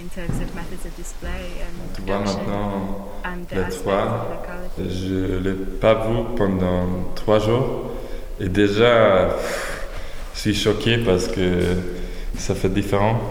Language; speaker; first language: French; non-native, fluent; Polish